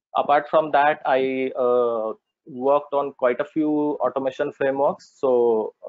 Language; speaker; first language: English; non-native, local second language; Marathi